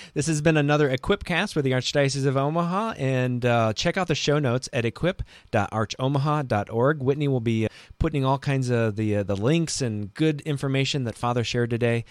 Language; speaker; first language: English; native; English